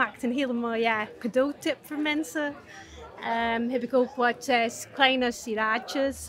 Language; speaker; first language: Dutch; non-native, fluent; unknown